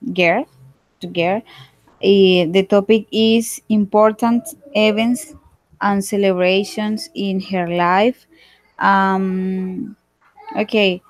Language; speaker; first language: English; non-native, learner; Spanish